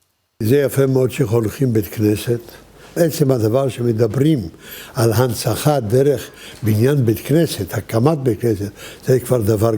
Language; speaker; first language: Hebrew; early bilingual, other home language; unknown